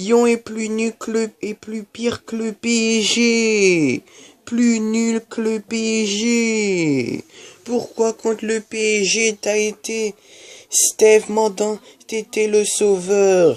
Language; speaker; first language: French; native; French